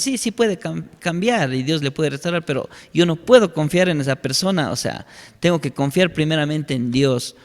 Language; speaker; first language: Spanish; native; Spanish